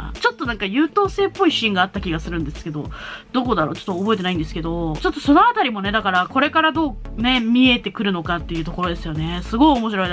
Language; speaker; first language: Japanese; native; Japanese